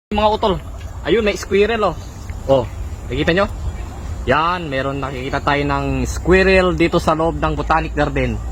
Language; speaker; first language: Filipino; non-native, local second language; Iloko